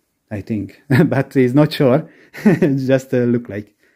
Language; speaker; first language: English; non-native, learner; Hungarian